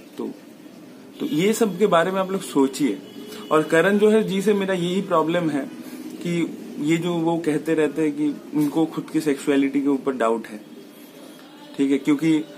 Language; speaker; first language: Hindi; non-native, local second language; Bangla